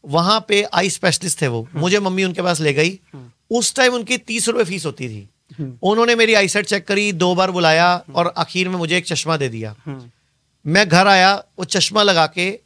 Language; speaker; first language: Hindi; native; Hindi